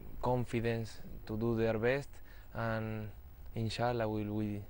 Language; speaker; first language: English; non-native, fluent; Spanish